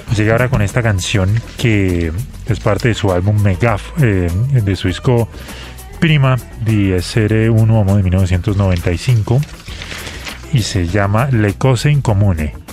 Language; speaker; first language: Spanish; native; Spanish